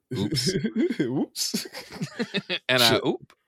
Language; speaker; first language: English; native; English